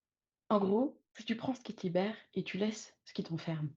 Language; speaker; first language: French; native; French